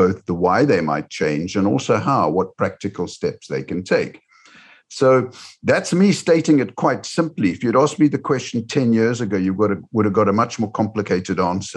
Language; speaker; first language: English; native; English